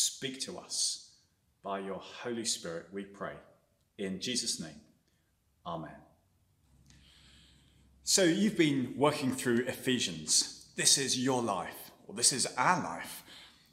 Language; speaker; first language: English; native; English